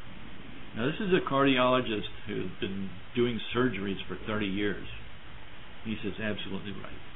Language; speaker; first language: English; native; English